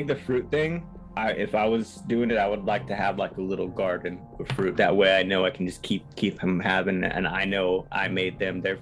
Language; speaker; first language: English; native; English